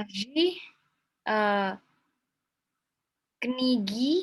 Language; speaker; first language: Russian; non-native, learner; Indonesian